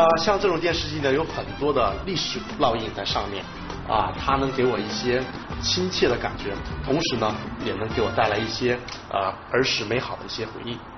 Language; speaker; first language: Chinese; native; Chinese